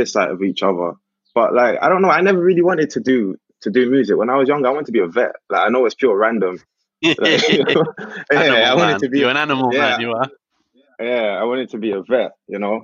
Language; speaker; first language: English; native; English